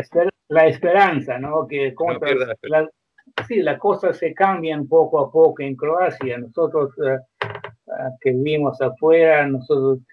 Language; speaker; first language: Spanish; non-native, fluent; Croatian